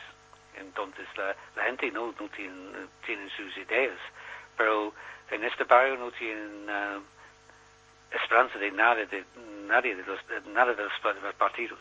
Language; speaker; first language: Spanish; non-native, learner; English